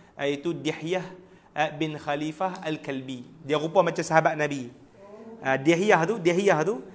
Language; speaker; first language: Malay; native; Malay